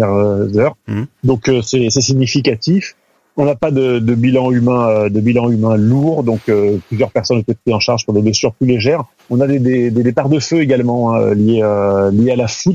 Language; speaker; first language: French; native; French